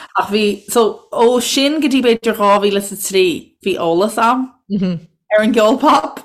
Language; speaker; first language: Irish; native; Irish